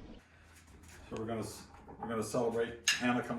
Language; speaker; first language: English; native; English